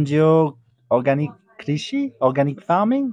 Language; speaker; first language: Nepali; non-native, learner; French